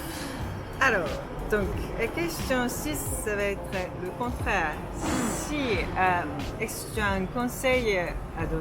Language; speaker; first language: French; non-native, fluent; Japanese